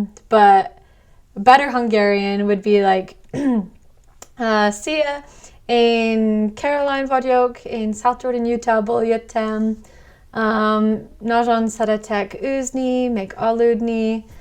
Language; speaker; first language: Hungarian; non-native, learner; English